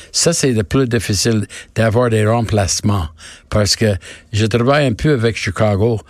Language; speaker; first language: French; non-native, learner; English